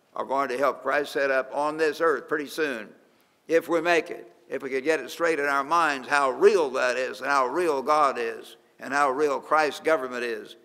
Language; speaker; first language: English; native; English